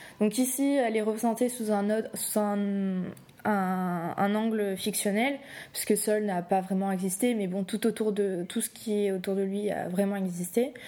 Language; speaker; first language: French; native; French